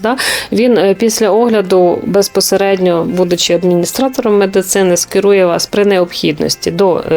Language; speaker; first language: Ukrainian; native; Ukrainian